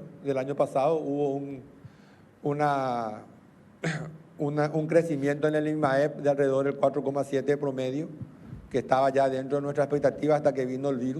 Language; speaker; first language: Spanish; native; Spanish